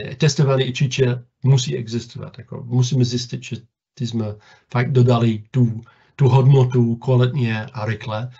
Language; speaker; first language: Czech; non-native, fluent; English